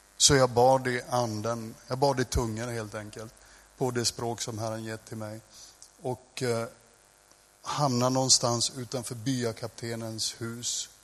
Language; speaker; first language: Swedish; native; Swedish